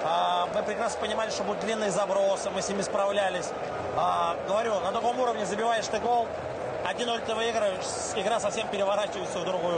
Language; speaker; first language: Russian; native; Russian